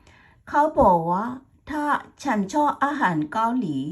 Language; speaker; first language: Thai; non-native, fluent; Burmese